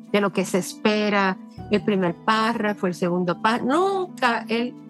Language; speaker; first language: Spanish; native; Spanish